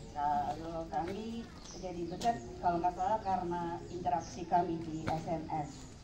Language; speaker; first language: Indonesian; non-native, fluent; Japanese